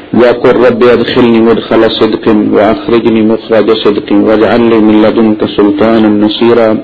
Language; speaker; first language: Urdu; non-native, local second language; Punjabi